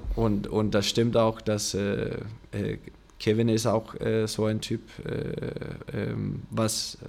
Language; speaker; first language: German; non-native, fluent; Danish